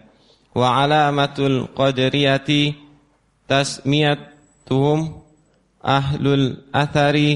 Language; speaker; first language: Arabic; non-native, learner; Indonesian